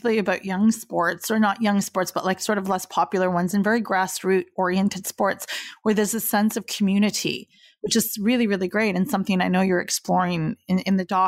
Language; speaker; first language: English; native; English